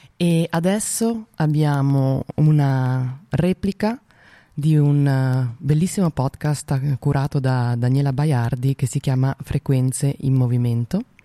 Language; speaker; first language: Italian; native; Italian